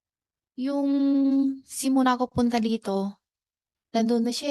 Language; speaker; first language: Filipino; non-native, learner; Chinese